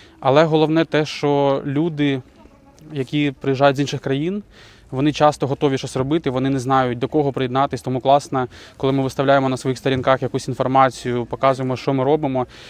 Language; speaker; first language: Ukrainian; native; Ukrainian